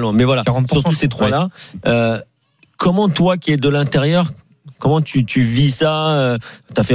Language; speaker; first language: French; native; French